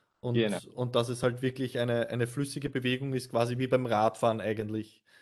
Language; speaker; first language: German; native; German